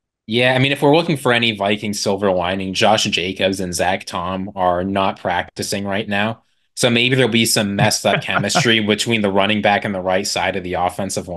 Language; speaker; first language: English; native; English